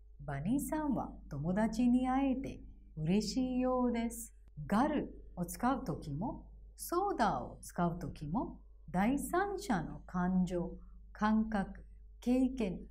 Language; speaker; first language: Japanese; non-native, fluent; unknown